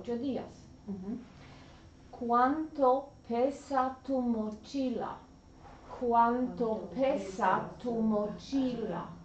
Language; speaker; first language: Spanish; non-native, learner; English